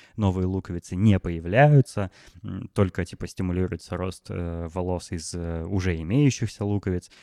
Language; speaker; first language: Russian; native; Russian